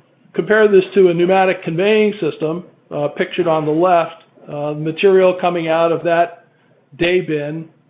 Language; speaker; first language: English; native; English